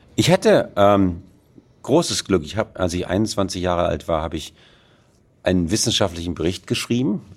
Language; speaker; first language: German; native; German